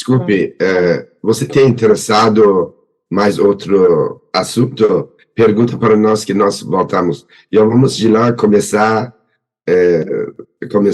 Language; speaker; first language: Portuguese; non-native, learner; Persian